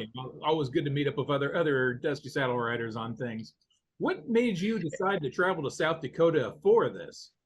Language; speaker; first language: English; native; English